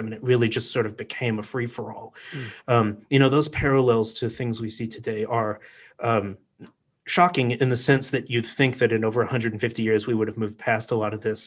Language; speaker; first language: English; native; English